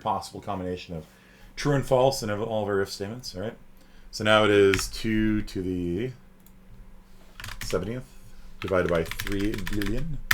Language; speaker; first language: English; native; English